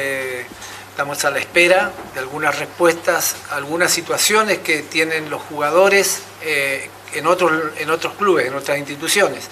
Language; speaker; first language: Spanish; native; Spanish